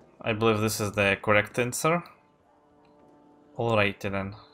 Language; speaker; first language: English; non-native, fluent; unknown